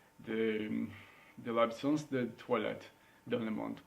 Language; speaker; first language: French; non-native, learner; Spanish